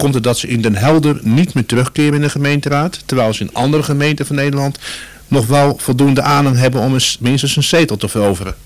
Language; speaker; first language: Dutch; native; Dutch